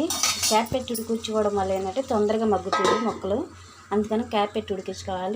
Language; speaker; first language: Telugu; native; Telugu